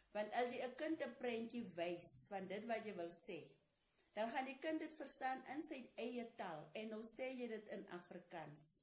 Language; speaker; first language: Afrikaans; non-native, local second language; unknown